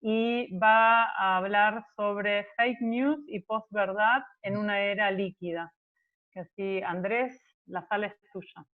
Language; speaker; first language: Spanish; native; Spanish